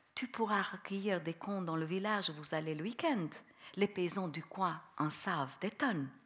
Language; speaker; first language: French; non-native, fluent; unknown